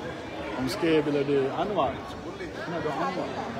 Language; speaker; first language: Danish; non-native, learner; Achinese